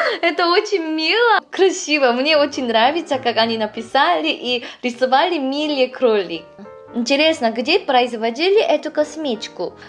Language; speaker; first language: Russian; non-native, fluent; Korean